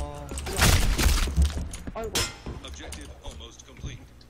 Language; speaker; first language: Korean; native; Korean